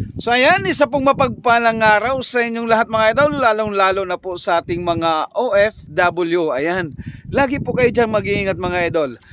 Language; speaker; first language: Filipino; native; Filipino